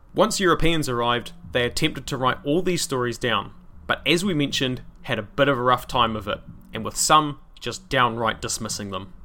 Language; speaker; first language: English; native; English